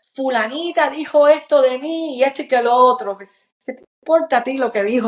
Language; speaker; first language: Spanish; early bilingual, heritage; Spanish